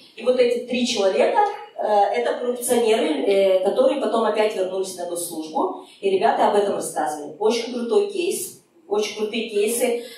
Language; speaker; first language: Russian; native; Russian